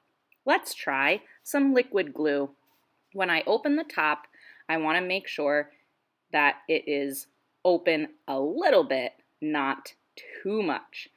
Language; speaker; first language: English; native; English